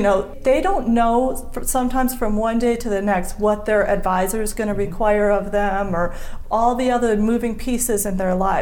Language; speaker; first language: English; native; English